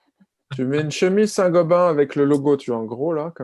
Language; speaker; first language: French; native; French